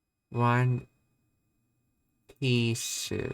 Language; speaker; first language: Japanese; non-native, learner; English